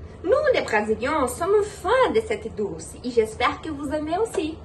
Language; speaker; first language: French; non-native, learner; Portuguese